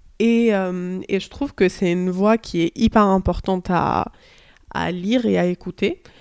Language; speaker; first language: French; early bilingual, other home language; Arabic